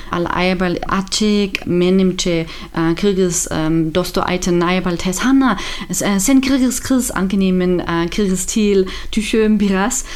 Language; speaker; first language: Kyrgyz; non-native, learner; German